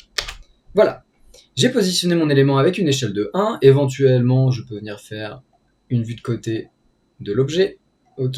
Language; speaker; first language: French; native; French